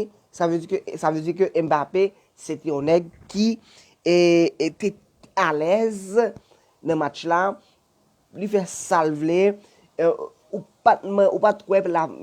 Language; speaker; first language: French; non-native, learner; Haitian Creole